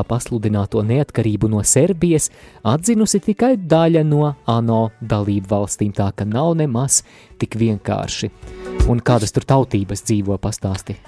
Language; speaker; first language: Latvian; native; Latvian